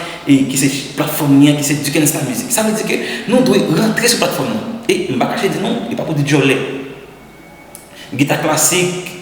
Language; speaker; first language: French; non-native, learner; Haitian Creole